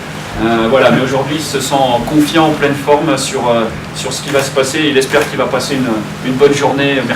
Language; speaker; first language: French; native; French